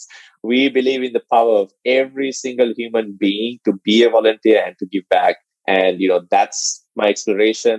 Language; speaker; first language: English; non-native, local second language; Sinhala